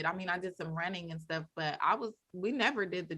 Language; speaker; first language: English; native; English